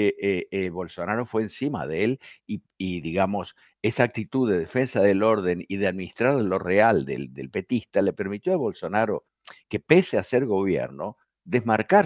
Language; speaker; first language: Spanish; native; Spanish